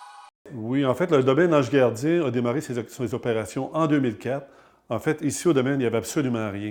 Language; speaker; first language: French; native; French